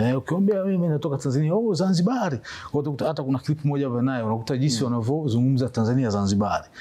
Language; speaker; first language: Swahili; native; Swahili